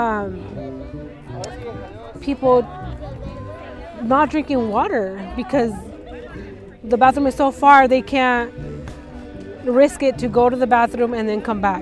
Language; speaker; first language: English; native; English